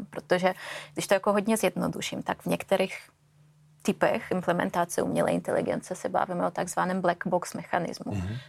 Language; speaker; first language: Czech; non-native, fluent; Russian